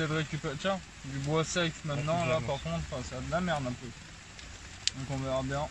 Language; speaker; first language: French; native; French